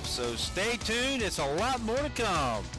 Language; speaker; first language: English; native; English